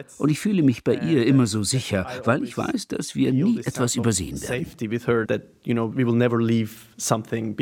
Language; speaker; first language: German; non-native, fluent; Turkish